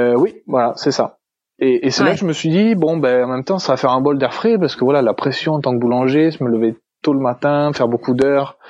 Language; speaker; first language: French; native; French